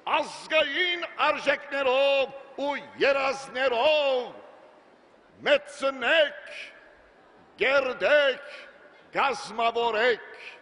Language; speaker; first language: Armenian; native; Armenian